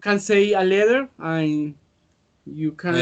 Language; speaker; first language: English; non-native, learner; Spanish